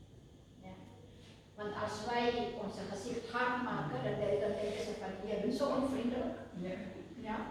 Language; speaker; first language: Dutch; non-native, fluent; Indonesian